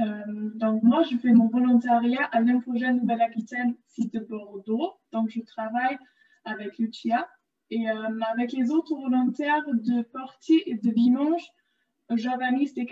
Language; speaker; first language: French; non-native, fluent; German